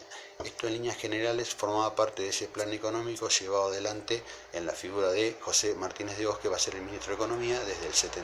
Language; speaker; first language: Spanish; native; Spanish